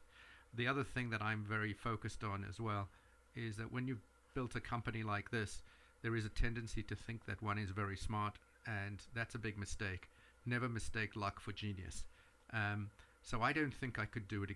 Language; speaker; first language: English; native; English